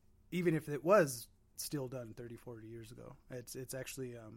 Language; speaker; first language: English; native; English